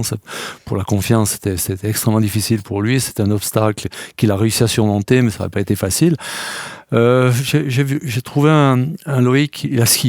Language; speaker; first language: French; native; French